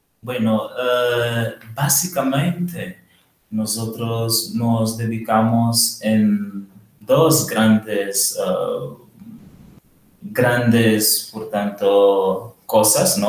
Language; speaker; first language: Spanish; non-native, learner; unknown